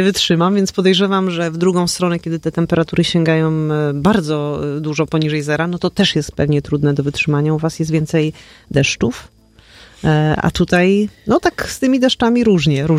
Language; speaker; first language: Polish; native; Polish